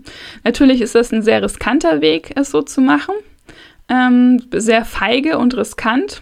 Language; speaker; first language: German; native; German